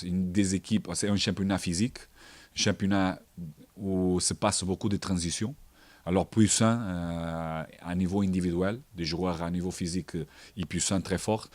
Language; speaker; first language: French; non-native, learner; Portuguese